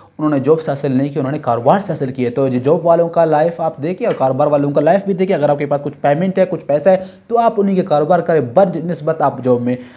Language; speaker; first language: Urdu; non-native, local second language; Brahui